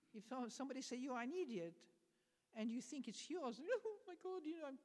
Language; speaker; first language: English; non-native, fluent; French